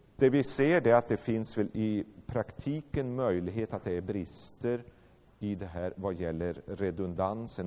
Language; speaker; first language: Swedish; native; Swedish